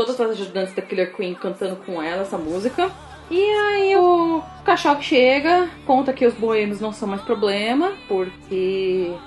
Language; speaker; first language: Portuguese; native; Portuguese